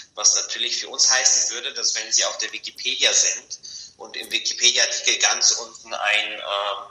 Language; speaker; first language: German; non-native, fluent; Bulgarian